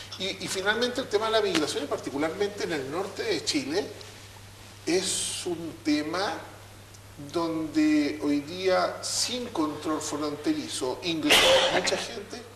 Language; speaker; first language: Spanish; native; Spanish